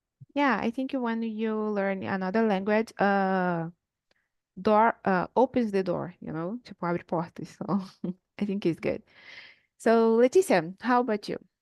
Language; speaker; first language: English; non-native, learner; Portuguese